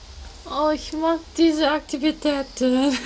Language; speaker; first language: German; non-native, learner; Korean